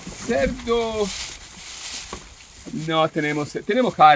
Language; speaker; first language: Spanish; non-native, learner; Italian